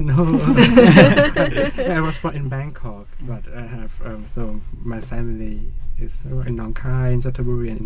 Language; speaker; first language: English; non-native, learner; Thai